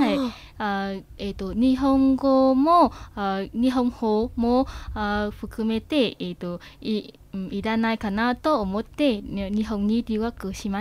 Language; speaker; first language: Japanese; non-native, fluent; Vietnamese